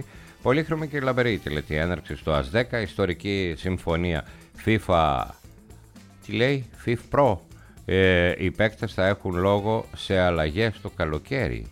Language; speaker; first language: Greek; native; Greek